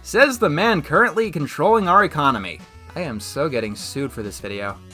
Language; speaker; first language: English; native; English